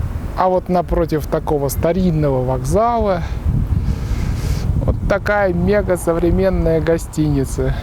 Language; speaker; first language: Russian; native; Russian